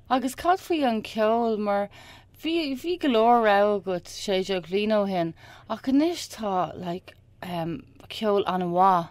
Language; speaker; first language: Irish; non-native, learner; English